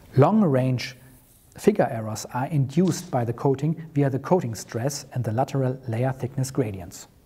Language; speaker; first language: English; non-native, fluent; German